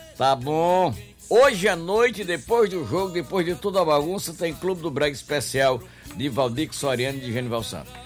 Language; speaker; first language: Portuguese; native; Portuguese